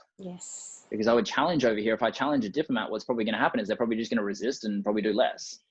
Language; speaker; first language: English; native; English